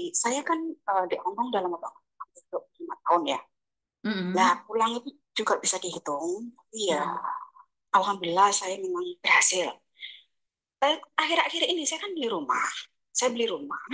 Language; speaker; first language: Indonesian; native; Indonesian